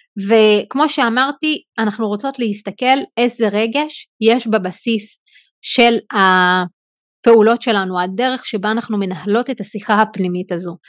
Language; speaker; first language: Hebrew; non-native, local second language; Arabic